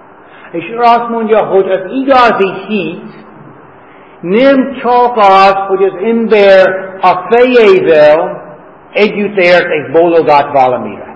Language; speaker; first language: Hungarian; non-native, fluent; English